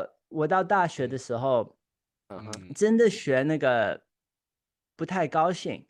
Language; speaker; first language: Chinese; early bilingual, heritage; Chinese